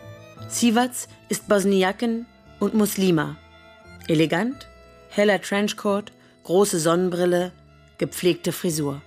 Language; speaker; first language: German; native; German